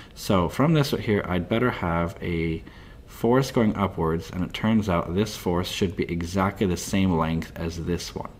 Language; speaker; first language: English; native; English